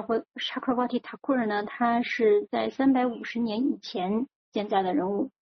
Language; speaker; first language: Chinese; native; Chinese